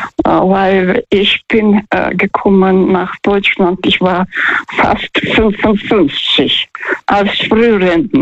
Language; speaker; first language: German; non-native, fluent; Russian